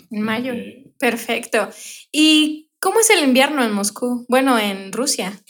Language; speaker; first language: Spanish; native; Spanish